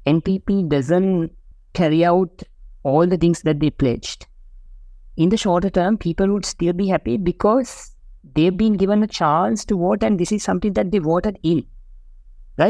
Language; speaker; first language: English; non-native, local second language; Sinhala